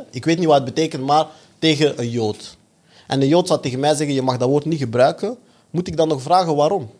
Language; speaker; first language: Dutch; early bilingual, other home language; French